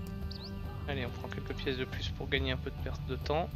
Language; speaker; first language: French; native; French